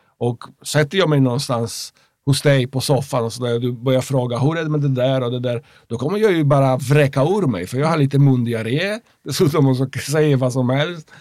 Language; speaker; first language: Swedish; non-native, fluent; Polish